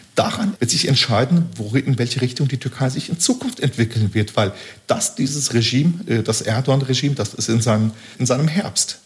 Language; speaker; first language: German; early bilingual, other home language; Turkish